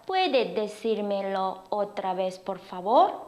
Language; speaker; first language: Spanish; non-native, fluent; Korean